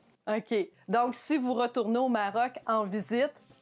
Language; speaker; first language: French; native; French